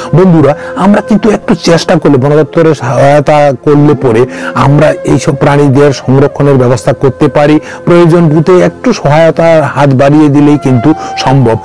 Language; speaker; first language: Bangla; non-native, local second language; Kok Borok